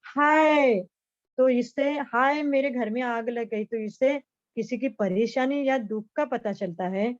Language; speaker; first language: Hindi; non-native, local second language; Marathi